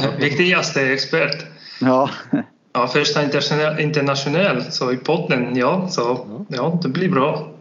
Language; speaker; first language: Swedish; non-native, learner; Polish